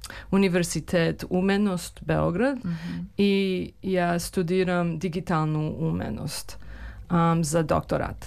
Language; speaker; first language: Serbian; early bilingual, heritage; Serbian